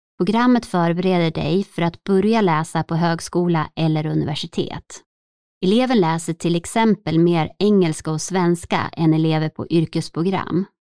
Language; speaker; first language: Swedish; native; Swedish